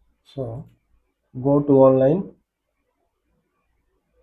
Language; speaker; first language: English; non-native, local second language; Hindi